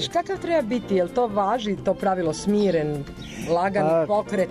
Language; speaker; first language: Serbian; native; Serbian